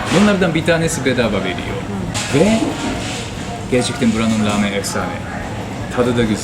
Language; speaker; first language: Turkish; non-native, fluent; Japanese